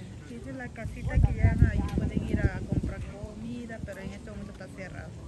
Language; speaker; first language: Spanish; native; Spanish